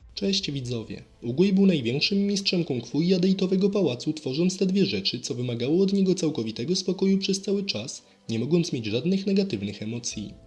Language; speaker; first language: Polish; native; Polish